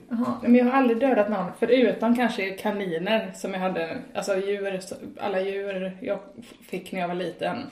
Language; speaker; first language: Swedish; native; Swedish